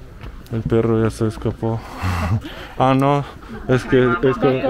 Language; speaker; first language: Spanish; non-native, fluent; Russian